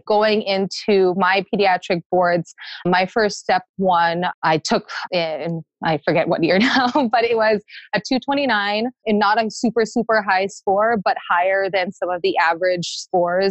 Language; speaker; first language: English; native; English